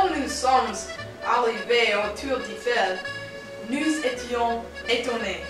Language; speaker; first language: French; non-native, learner; English